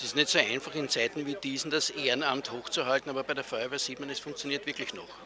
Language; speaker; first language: German; native; German